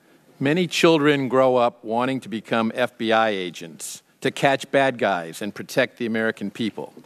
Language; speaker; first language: English; native; English